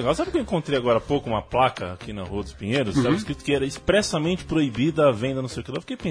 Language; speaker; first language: Portuguese; native; Portuguese